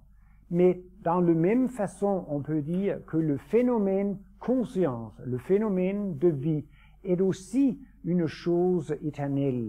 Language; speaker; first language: French; non-native, fluent; Danish